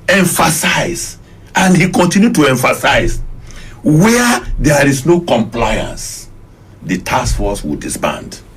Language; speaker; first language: English; non-native, local second language; Yoruba